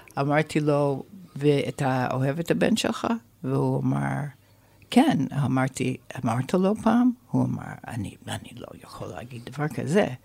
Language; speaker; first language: Hebrew; non-native, fluent; English